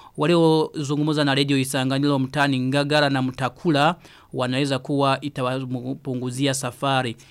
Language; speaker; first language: Swahili; non-native, local second language; Rundi